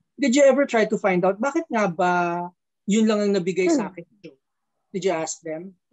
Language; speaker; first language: Filipino; native; Filipino